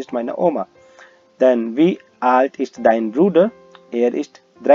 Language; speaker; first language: German; non-native, learner; Hindi